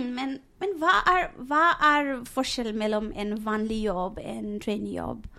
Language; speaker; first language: Norwegian; non-native, fluent; Bangla